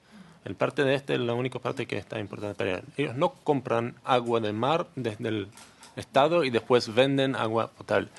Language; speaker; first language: Spanish; non-native, learner; Hebrew